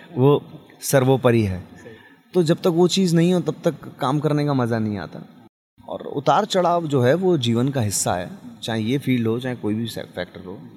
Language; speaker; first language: Hindi; native; Hindi